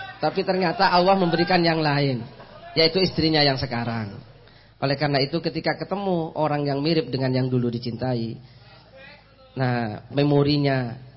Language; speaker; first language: Indonesian; non-native, local second language; Madurese